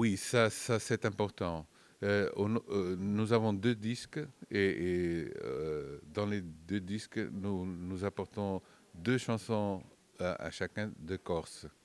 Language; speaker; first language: French; non-native, fluent; Portuguese